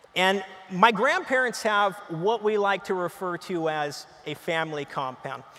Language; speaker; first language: English; native; English